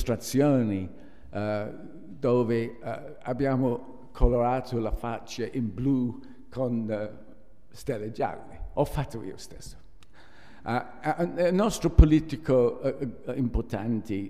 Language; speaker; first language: Italian; non-native, fluent; English